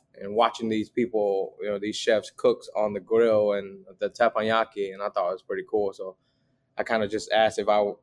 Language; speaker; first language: English; early bilingual, other home language; Vietnamese